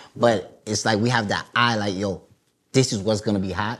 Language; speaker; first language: English; early bilingual, other home language; Haitian Creole